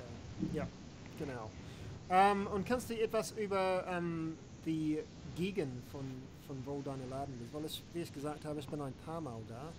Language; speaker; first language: German; non-native, learner; English